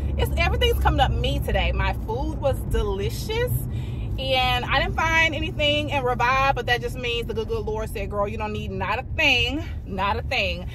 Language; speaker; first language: English; native; English